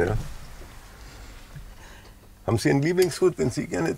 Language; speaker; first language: German; native; German